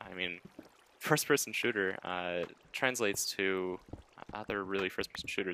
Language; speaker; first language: English; native; English